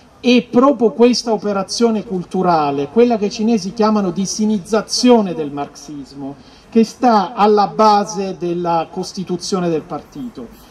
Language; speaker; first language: Italian; native; Italian